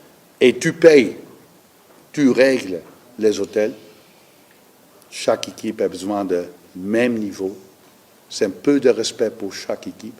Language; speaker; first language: French; non-native, learner; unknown